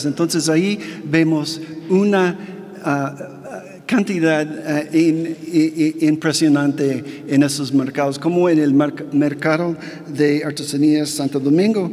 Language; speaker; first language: Spanish; non-native, fluent; English